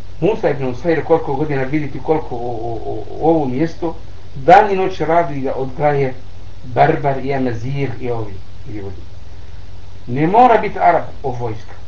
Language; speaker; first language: Bosnian; non-native, learner; Arabic